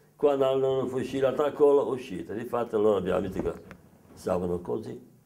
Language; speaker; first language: Italian; native; Italian